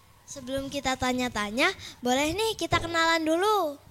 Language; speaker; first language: Indonesian; native; Indonesian